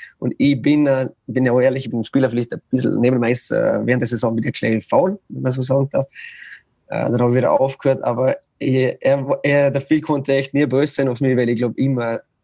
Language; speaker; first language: German; native; German